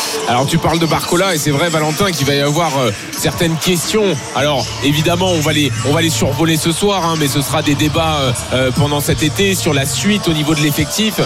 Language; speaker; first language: French; native; French